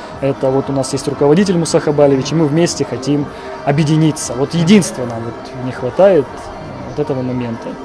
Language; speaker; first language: Russian; native; Russian